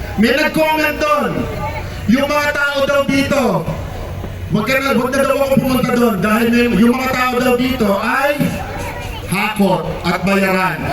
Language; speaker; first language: Filipino; native; Filipino